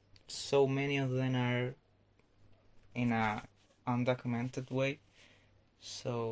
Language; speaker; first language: English; non-native, fluent; Spanish